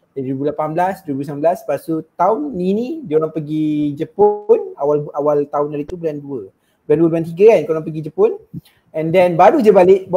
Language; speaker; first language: Malay; native; Malay